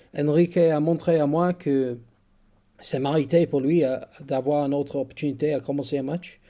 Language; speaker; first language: French; non-native, learner; English